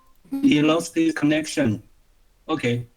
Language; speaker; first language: English; non-native, learner; Chinese